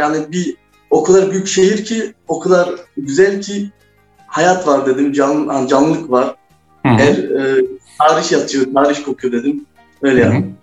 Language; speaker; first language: Turkish; early bilingual, heritage; Turkish